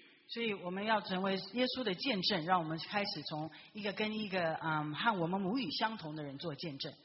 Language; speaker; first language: Chinese; native; Chinese